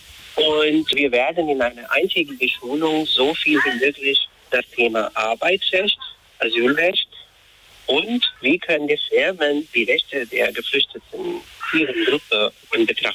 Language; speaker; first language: German; non-native, fluent; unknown